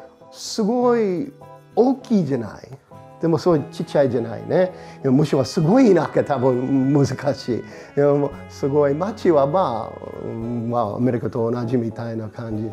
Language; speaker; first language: Japanese; non-native, fluent; English